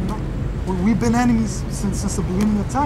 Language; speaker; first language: English; native; English